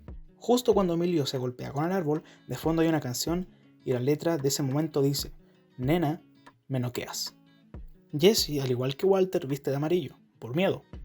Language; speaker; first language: Spanish; native; Spanish